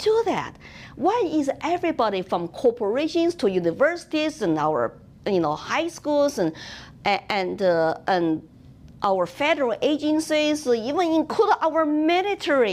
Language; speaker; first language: English; non-native, fluent; Chinese